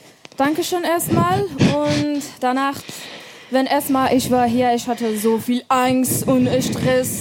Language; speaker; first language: German; non-native, learner; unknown